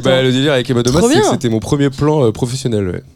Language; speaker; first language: French; native; French